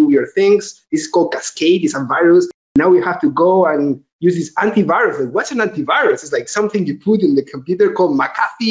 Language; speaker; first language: English; non-native, fluent; Spanish